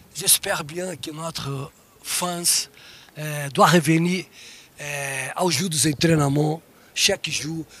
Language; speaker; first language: French; non-native, learner; Portuguese